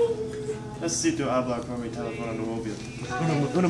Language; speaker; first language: Spanish; non-native, learner; English